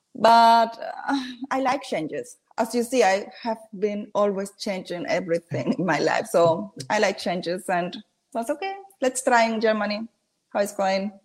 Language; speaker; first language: English; non-native, learner; Spanish